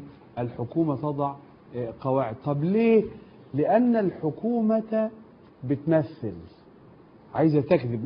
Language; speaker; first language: Arabic; native; Arabic